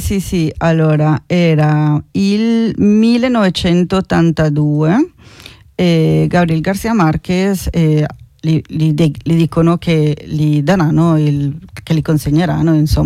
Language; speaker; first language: Italian; non-native, fluent; Spanish